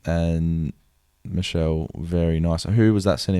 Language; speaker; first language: English; native; English